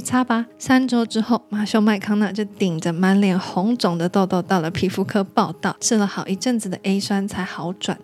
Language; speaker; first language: Chinese; native; Chinese